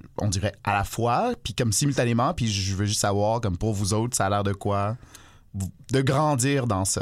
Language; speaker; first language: French; native; French